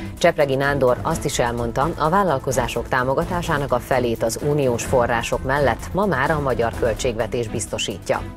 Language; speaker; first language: Hungarian; native; Hungarian